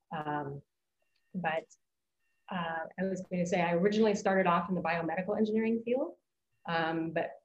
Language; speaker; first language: English; native; English